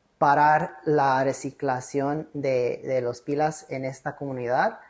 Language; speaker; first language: Spanish; early bilingual, heritage; English